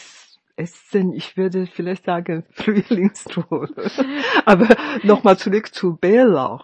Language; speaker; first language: German; non-native, fluent; Chinese